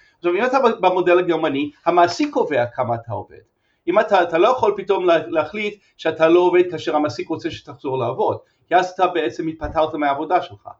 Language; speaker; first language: Hebrew; non-native, fluent; English